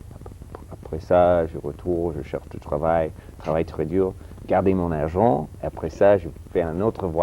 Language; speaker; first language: French; early bilingual, heritage; English